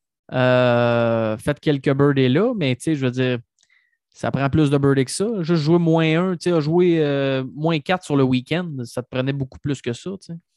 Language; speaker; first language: French; native; French